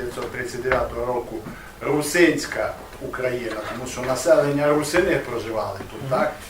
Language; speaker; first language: Ukrainian; non-native, learner; English